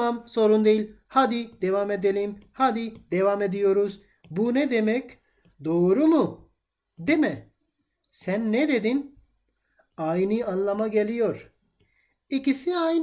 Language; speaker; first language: Turkish; non-native, fluent; Urdu